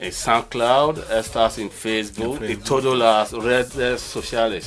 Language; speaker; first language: Spanish; non-native, learner; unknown